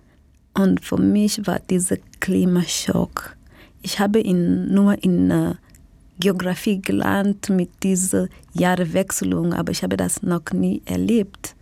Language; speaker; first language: German; non-native, learner; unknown